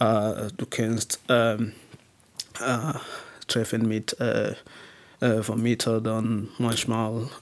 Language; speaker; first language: German; non-native, learner; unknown